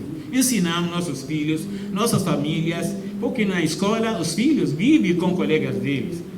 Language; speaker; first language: Portuguese; non-native, fluent; Yoruba